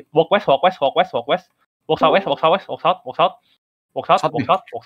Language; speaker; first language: English; non-native, learner; Indonesian